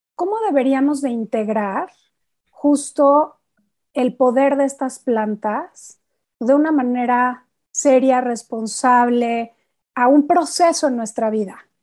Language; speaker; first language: Spanish; native; Spanish